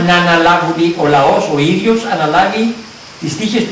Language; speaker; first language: Greek; native; Greek